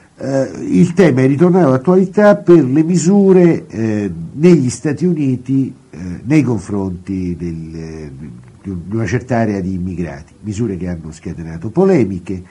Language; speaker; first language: Italian; native; Italian